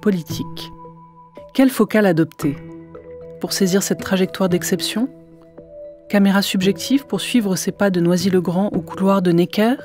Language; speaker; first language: French; native; French